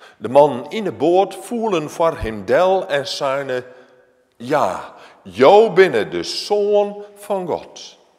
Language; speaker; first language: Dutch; non-native, local second language; Western Frisian